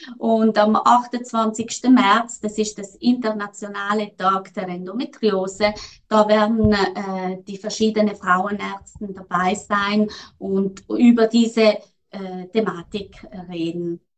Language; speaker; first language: German; non-native, local second language; Italian